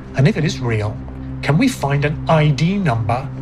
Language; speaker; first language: English; native; English